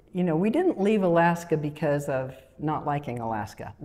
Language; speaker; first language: English; native; English